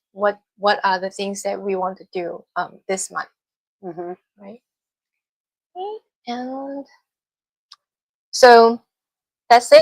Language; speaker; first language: English; non-native, fluent; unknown